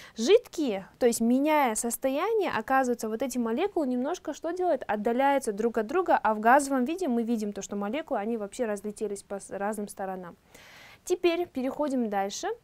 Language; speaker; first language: Russian; non-native, local second language; Kazakh